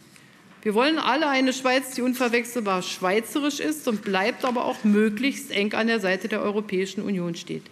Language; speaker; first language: German; native; German